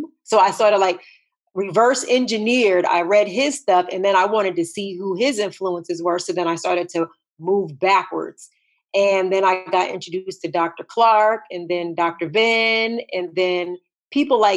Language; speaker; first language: English; native; English